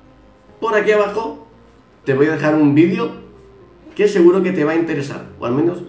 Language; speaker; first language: Spanish; native; Spanish